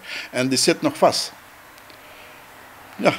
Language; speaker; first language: Dutch; non-native, local second language; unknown